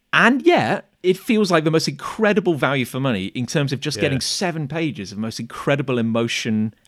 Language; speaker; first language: English; native; English